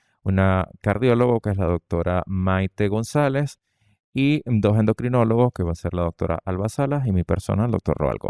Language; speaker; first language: Spanish; native; Spanish